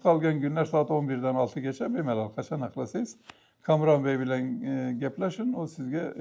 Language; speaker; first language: Uzbek; non-native, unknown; Turkish